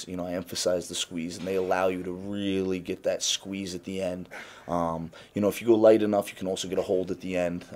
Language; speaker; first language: English; native; English